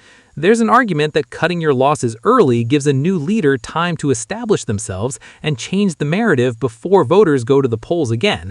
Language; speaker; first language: English; native; English